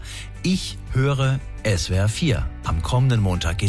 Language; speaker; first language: German; native; German